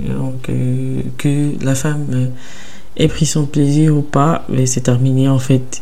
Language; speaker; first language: French; early bilingual, other home language; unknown